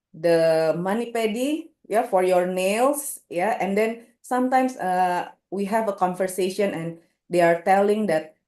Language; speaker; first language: English; non-native, local second language; Indonesian